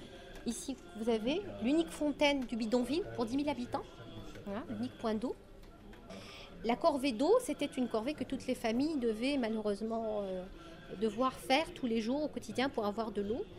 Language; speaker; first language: French; native; French